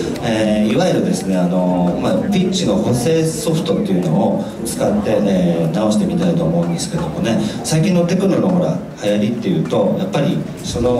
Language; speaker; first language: Japanese; native; Japanese